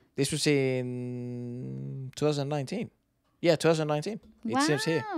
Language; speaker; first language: English; non-native, fluent; Spanish